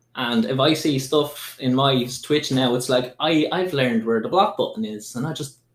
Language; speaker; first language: English; native; English